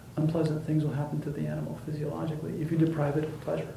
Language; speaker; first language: English; native; English